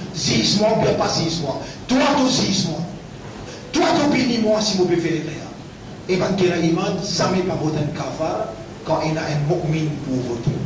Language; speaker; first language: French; non-native, local second language; Morisyen